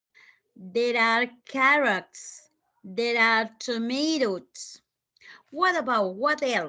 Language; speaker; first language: English; non-native, fluent; Spanish